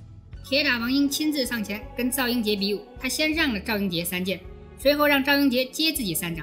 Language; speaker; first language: Chinese; native; Chinese